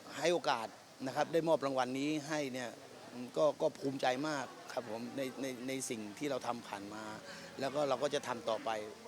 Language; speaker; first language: Thai; native; Thai